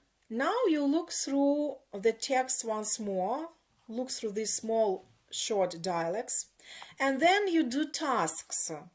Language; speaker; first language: English; non-native, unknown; Ukrainian